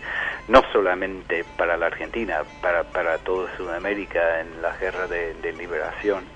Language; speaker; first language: Spanish; non-native, fluent; English